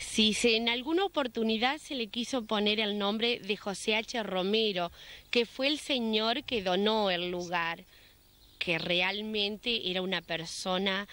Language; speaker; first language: Spanish; native; Spanish